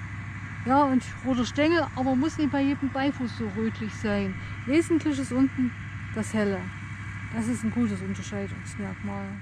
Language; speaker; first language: German; native; German